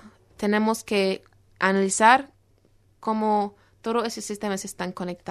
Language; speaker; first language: Spanish; non-native, fluent; English